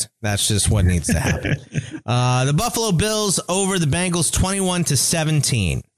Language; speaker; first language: English; native; English